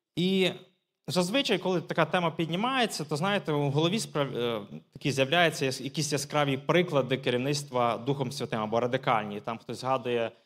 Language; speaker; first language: Ukrainian; native; Ukrainian